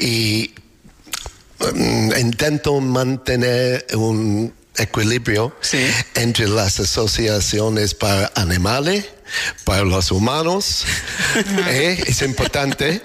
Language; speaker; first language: Spanish; non-native, learner; English